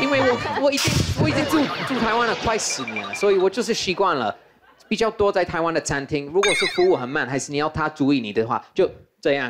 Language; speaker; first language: Chinese; non-native, fluent; English